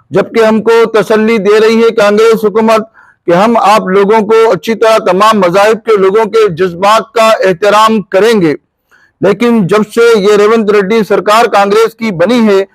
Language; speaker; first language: Urdu; native; Urdu